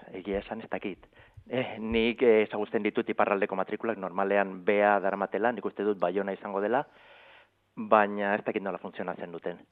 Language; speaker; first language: Basque; non-native, local second language; Spanish